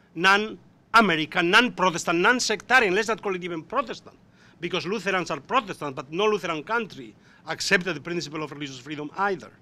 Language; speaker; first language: English; non-native, fluent; Spanish